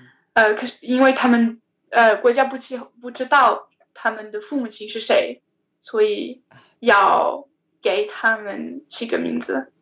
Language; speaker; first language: Chinese; non-native, learner; French